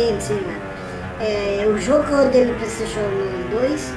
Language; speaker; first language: Portuguese; non-native, learner; Italian